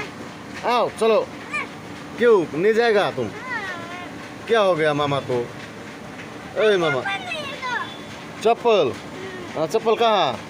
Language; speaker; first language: Hindi; non-native, local second language; Bangla